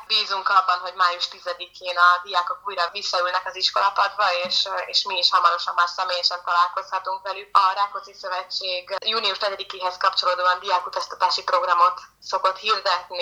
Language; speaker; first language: Hungarian; native; Hungarian